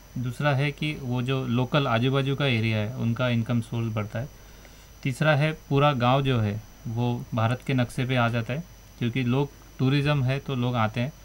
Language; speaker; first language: Hindi; non-native, local second language; Marathi